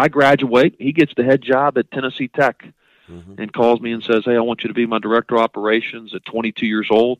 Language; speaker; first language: English; native; English